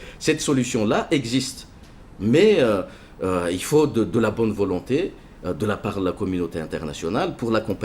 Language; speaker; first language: French; non-native, local second language; Malagasy